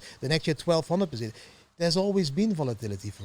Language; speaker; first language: English; non-native, fluent; Dutch